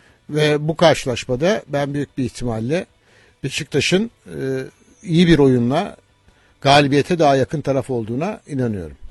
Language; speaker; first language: Turkish; native; Turkish